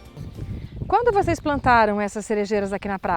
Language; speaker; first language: Portuguese; native; Portuguese